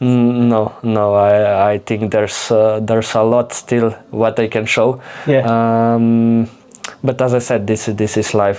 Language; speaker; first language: English; non-native, fluent; Slovenian